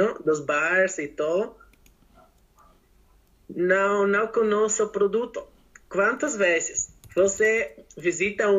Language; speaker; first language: Portuguese; non-native, learner; Spanish